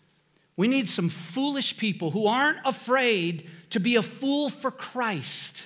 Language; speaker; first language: English; native; English